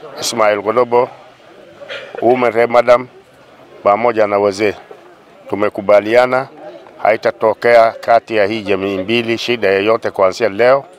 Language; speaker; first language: Swahili; non-native, local second language; Oromo